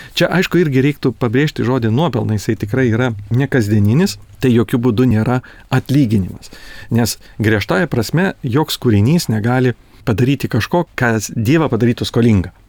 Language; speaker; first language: Lithuanian; native; Lithuanian